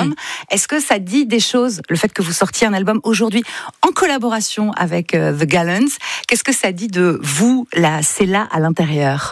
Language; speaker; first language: French; native; French